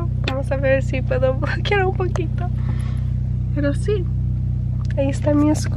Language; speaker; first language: Spanish; early bilingual, heritage; English